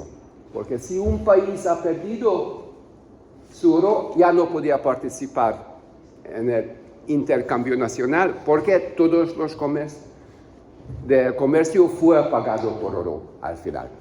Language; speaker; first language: Spanish; non-native, learner; Hungarian